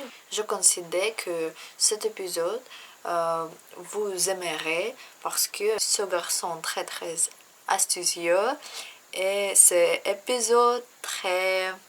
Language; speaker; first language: French; non-native, learner; Russian